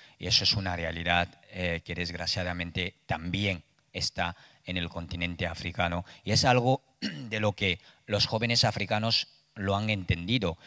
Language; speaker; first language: Spanish; non-native, fluent; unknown